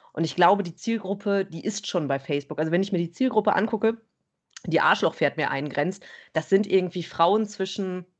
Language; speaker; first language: German; native; German